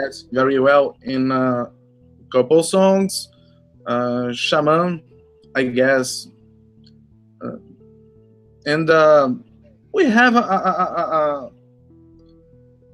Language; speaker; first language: English; non-native, learner; Portuguese